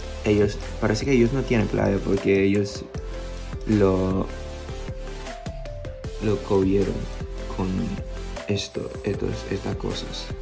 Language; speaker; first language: Spanish; non-native, fluent; Filipino